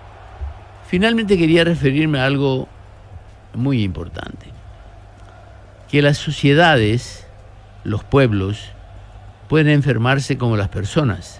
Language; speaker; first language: Spanish; native; Spanish